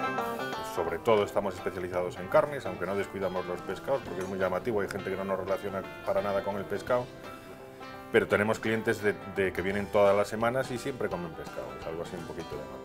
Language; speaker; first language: Spanish; native; Spanish